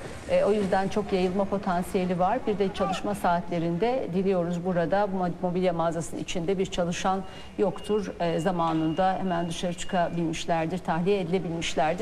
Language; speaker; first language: Turkish; native; Turkish